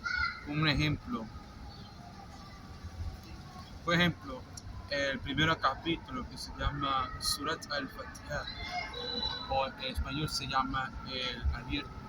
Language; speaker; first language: Spanish; non-native, fluent; English